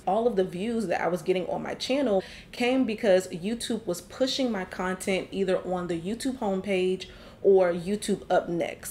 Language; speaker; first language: English; native; English